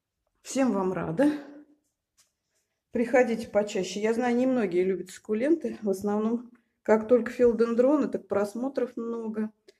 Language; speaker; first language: Russian; native; Russian